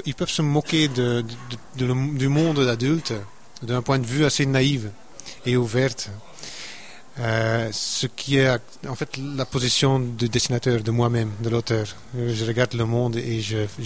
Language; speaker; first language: French; non-native, local second language; Dutch